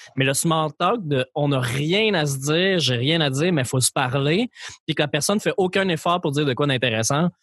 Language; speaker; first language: French; native; French